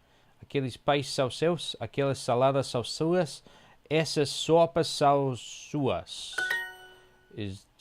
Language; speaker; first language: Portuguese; non-native, learner; English